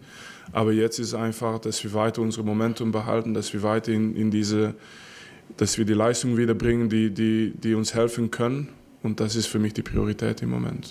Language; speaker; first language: German; non-native, fluent; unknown